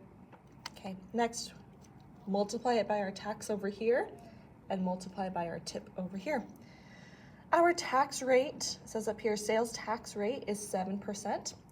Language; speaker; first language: English; native; English